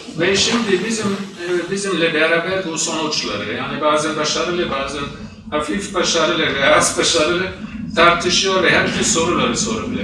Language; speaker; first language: Turkish; non-native, fluent; German